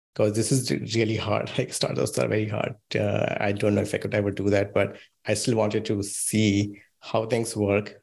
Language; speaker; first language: English; non-native, local second language; Hindi